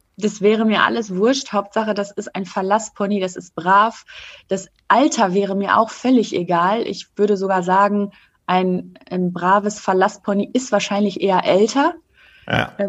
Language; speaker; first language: German; native; German